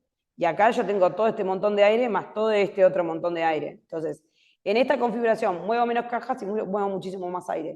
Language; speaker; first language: Spanish; native; Spanish